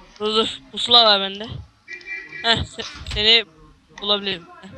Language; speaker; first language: Turkish; native; Turkish